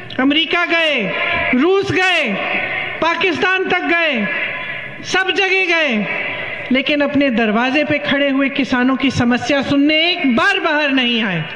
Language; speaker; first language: Hindi; native; Hindi